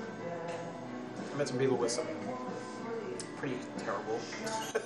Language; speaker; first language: English; native; English